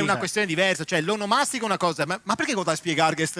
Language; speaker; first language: Italian; native; Italian